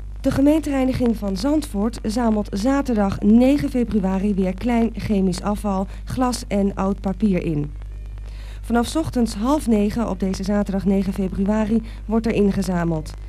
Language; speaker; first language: Dutch; native; Dutch